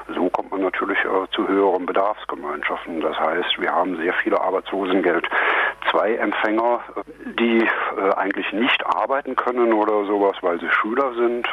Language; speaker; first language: German; native; German